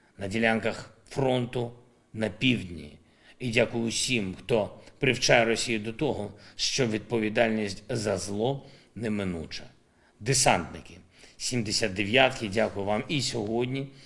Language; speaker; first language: Ukrainian; non-native, local second language; Russian